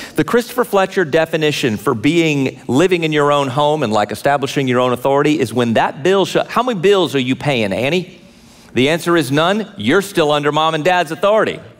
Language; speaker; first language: English; native; English